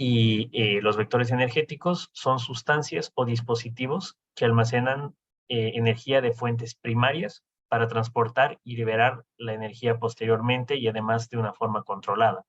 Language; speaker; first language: Spanish; native; Spanish